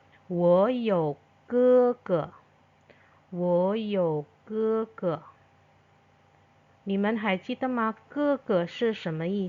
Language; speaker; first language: Chinese; non-native, fluent; Indonesian